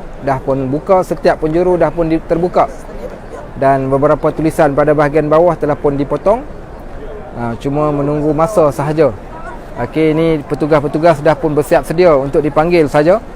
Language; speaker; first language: Malay; native; Malay